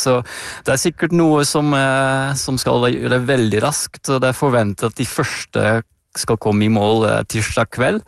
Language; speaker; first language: Norwegian; non-native, fluent; Dutch